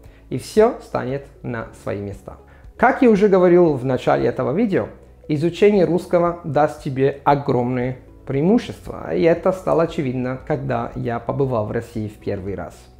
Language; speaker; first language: Russian; non-native, fluent; Italian